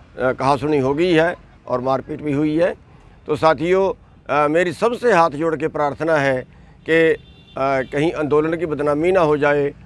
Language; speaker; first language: Hindi; native; Hindi